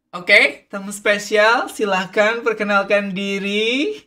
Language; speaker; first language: Indonesian; native; Indonesian